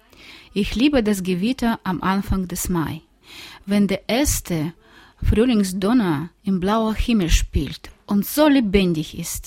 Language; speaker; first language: German; non-native, learner; Russian